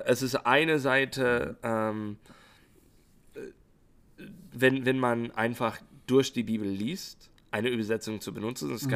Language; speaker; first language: German; non-native, fluent; English